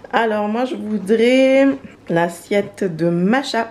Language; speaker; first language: French; native; French